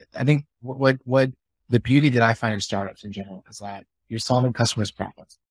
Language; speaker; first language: English; native; English